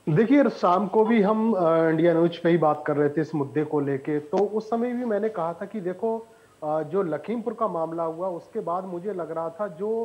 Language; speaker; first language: Hindi; native; Hindi